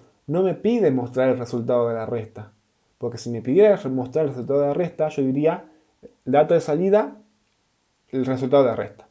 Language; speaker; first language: Spanish; native; Spanish